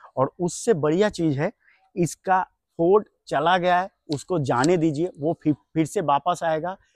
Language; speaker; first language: Hindi; non-native, local second language; Bangla